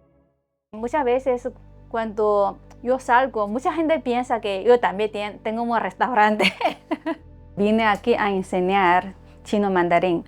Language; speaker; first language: Spanish; non-native, fluent; Chinese